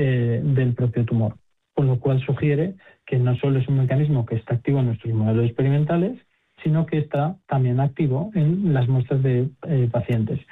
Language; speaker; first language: Spanish; native; Spanish